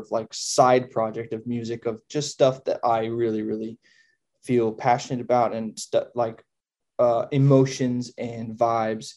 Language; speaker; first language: English; native; English